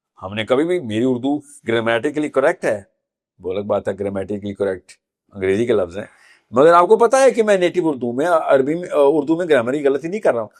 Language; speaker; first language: Urdu; native; Urdu